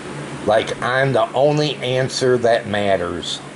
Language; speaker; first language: English; native; English